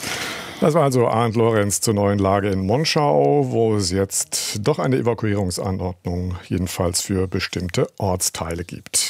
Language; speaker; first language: German; native; German